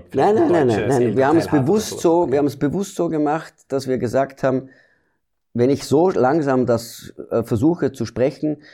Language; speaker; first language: German; early bilingual, heritage; German